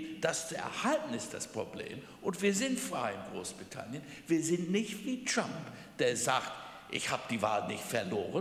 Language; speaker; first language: German; non-native, fluent; English